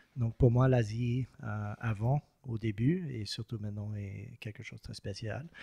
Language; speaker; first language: French; non-native, local second language; English